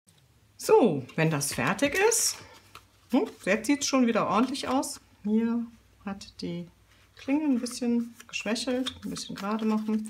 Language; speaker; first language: German; native; German